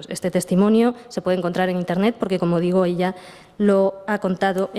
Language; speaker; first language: Spanish; native; Spanish